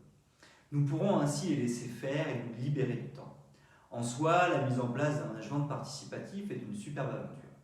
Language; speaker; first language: French; native; French